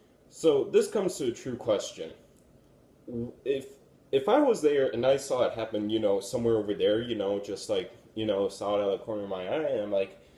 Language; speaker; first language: English; native; English